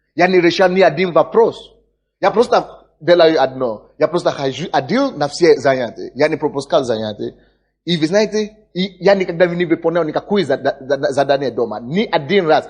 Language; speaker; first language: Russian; non-native, fluent; Yoruba